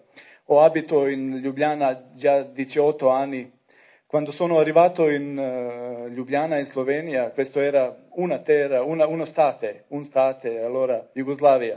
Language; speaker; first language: Italian; non-native, learner; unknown